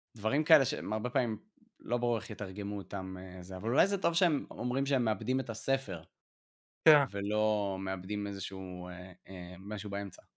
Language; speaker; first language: Hebrew; native; Hebrew